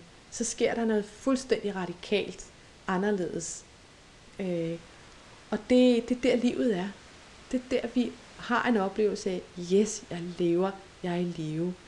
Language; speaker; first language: Danish; native; Danish